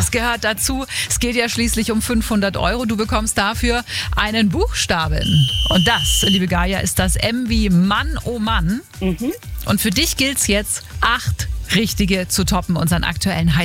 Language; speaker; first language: German; native; German